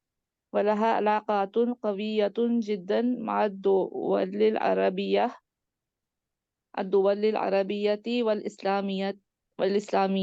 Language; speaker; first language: Arabic; non-native, learner; Urdu